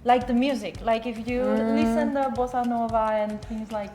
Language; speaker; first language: English; non-native, fluent; Spanish